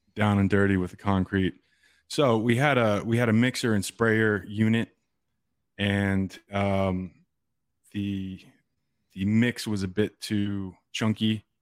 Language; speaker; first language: English; native; English